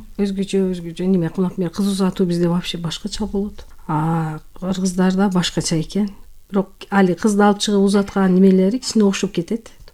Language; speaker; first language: Kyrgyz; non-native, local second language; Turkish